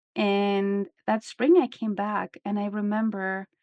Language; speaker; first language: English; non-native, fluent; German